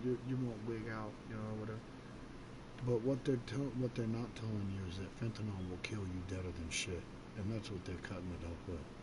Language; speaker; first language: English; native; English